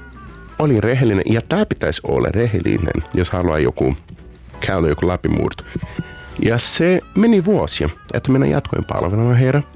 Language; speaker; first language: Finnish; non-native, learner; Portuguese